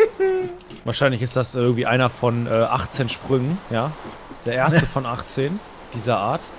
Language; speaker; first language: German; native; German